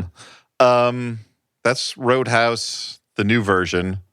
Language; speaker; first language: English; native; English